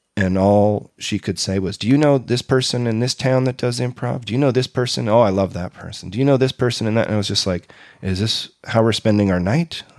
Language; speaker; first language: English; native; English